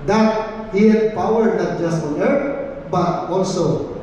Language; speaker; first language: English; non-native, local second language; Filipino